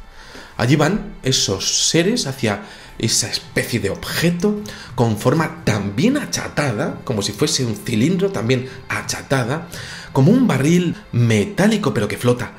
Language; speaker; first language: Spanish; native; Spanish